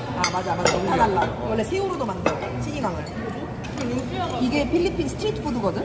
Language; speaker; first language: Korean; native; Korean